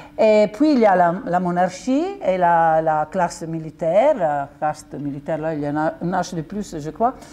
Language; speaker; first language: French; non-native, fluent; Italian